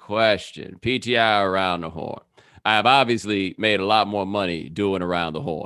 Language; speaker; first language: English; native; English